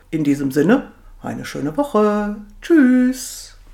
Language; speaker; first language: German; native; German